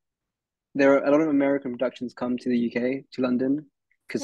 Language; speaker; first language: English; early bilingual, other home language; Hindi